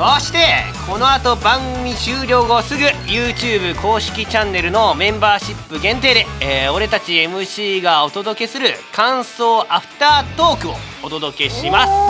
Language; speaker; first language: Japanese; native; Japanese